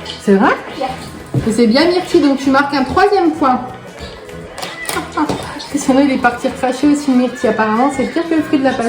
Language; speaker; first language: French; native; French